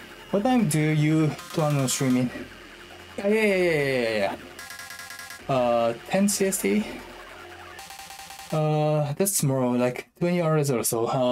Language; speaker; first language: English; non-native, fluent; Japanese